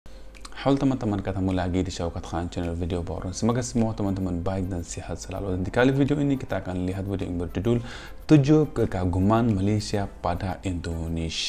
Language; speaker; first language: Indonesian; non-native, fluent; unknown